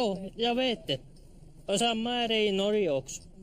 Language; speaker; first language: Swedish; non-native, local second language; Finnish